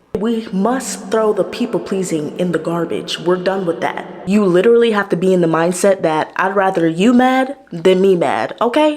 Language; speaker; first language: English; native; English